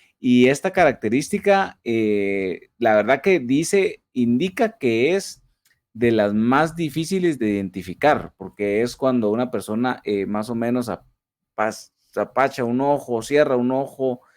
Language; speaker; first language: Spanish; native; Spanish